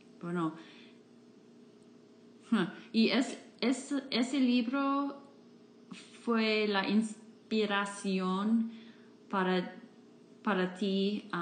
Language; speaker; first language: Spanish; non-native, fluent; English